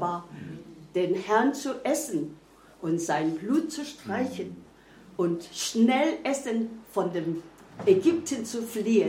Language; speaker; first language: German; non-native, fluent; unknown